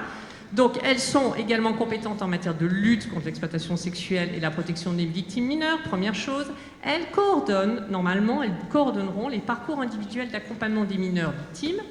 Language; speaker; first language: French; native; French